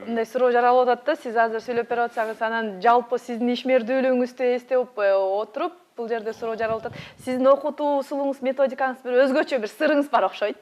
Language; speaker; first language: Kyrgyz; native; Kyrgyz